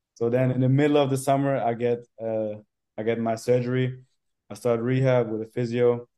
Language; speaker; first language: English; non-native, fluent; German